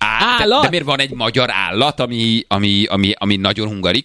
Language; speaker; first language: Hungarian; native; Hungarian